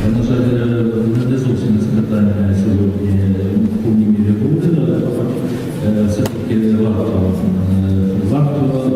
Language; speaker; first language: Ukrainian; native; Ukrainian